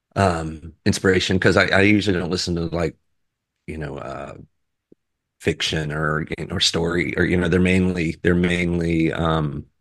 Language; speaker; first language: English; native; English